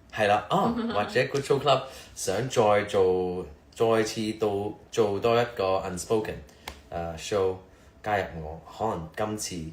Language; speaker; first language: Chinese; early bilingual, heritage; Cantonese